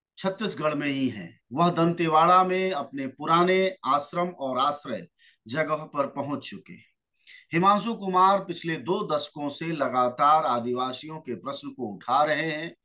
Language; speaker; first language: Hindi; native; Hindi